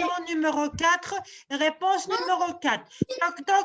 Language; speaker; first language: French; non-native, local second language; Arabic